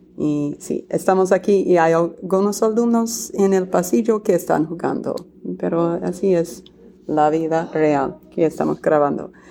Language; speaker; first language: Spanish; non-native, fluent; English